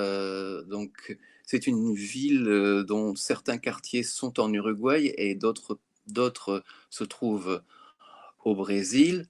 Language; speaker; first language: French; native; French